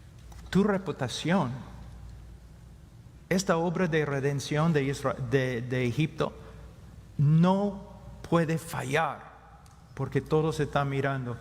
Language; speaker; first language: Spanish; non-native, fluent; English